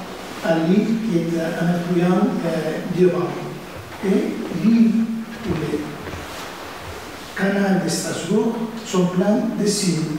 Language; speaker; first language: French; non-native, fluent; Spanish